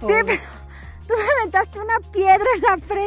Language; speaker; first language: Spanish; native; Spanish